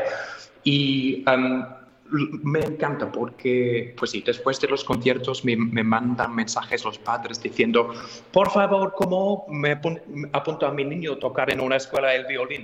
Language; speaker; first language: Spanish; non-native, fluent; English